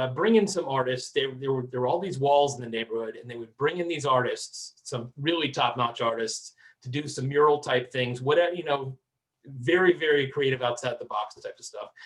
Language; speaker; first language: English; native; English